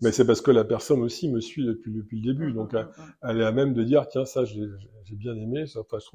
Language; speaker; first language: French; native; French